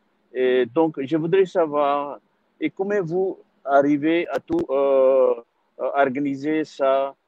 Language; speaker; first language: French; non-native, learner; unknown